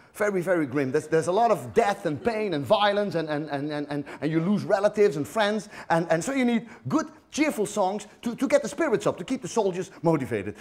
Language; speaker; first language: English; non-native, fluent; Dutch